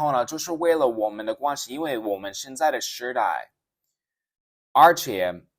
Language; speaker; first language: Chinese; non-native, fluent; English